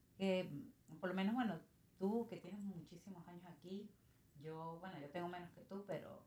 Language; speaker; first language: Spanish; native; Spanish